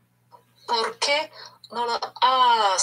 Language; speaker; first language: Spanish; non-native, learner; English